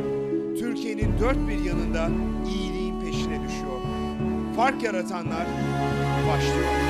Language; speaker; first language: Turkish; native; Turkish